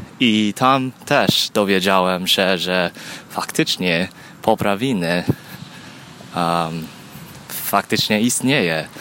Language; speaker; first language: Polish; early bilingual, heritage; Polish